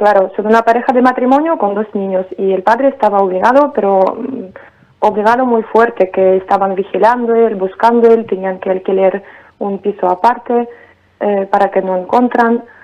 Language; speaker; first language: Spanish; non-native, fluent; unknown